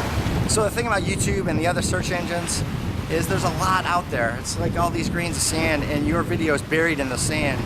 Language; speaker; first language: English; native; English